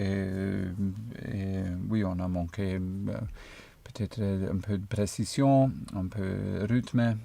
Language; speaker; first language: French; non-native, fluent; German